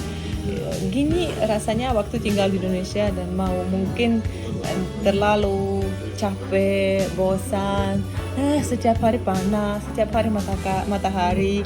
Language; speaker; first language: Indonesian; non-native, fluent; Russian